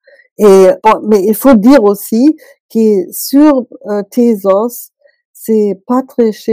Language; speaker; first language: French; non-native, fluent; German